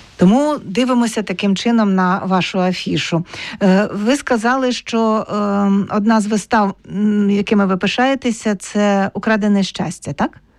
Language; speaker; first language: Ukrainian; native; Ukrainian